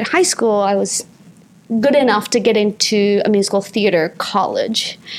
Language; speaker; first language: English; non-native, fluent; Japanese